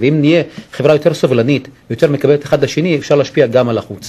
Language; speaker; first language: Hebrew; non-native, local second language; Arabic